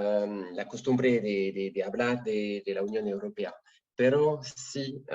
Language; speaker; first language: Spanish; non-native, learner; French